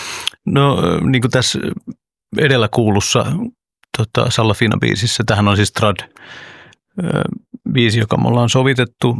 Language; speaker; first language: Finnish; early bilingual, other home language; Oromo